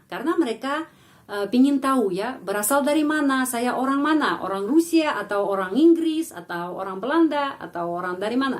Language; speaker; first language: Indonesian; non-native, fluent; Russian